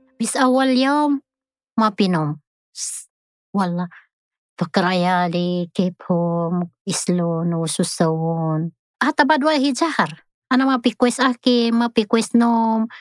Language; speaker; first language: Arabic; non-native, learner; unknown